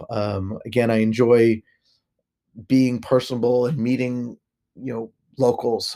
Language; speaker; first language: English; native; English